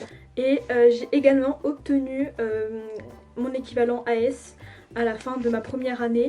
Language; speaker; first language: French; native; French